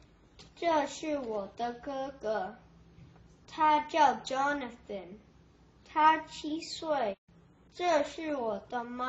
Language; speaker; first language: Chinese; non-native, learner; English